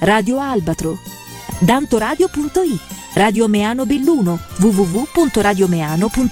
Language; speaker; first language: Italian; native; Italian